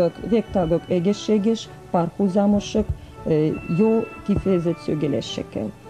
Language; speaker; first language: Hungarian; non-native, fluent; Russian